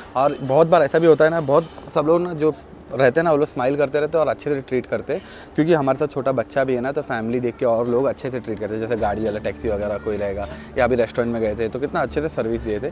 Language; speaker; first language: Hindi; native; Hindi